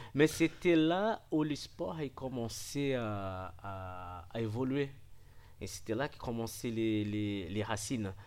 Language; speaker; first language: French; non-native, fluent; Portuguese